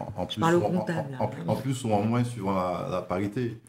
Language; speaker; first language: French; native; French